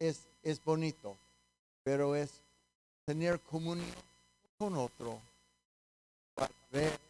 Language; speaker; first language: Spanish; non-native, fluent; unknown